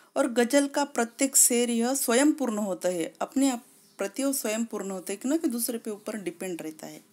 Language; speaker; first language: Hindi; non-native, local second language; Marathi